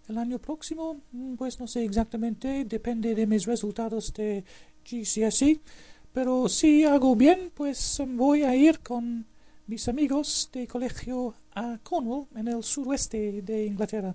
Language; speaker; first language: Spanish; non-native, learner; English